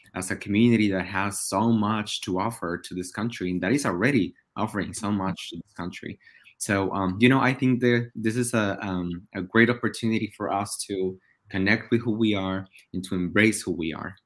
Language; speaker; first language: English; non-native, fluent; Spanish